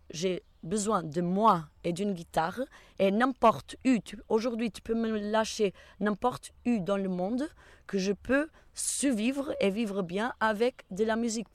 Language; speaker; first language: French; non-native, fluent; Portuguese